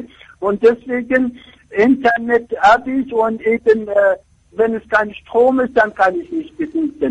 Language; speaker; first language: German; non-native, fluent; Persian